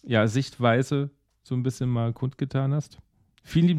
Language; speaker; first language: German; native; German